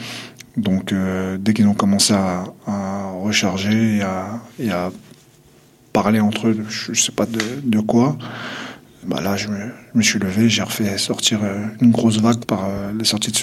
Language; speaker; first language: French; non-native, local second language; Kabyle